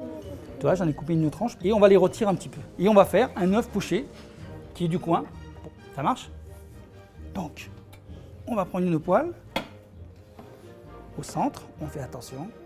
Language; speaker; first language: French; native; French